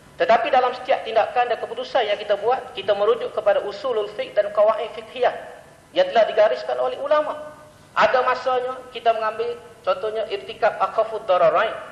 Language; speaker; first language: Malay; native; Malay